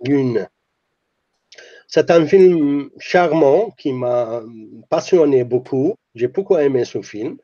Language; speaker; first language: French; non-native, fluent; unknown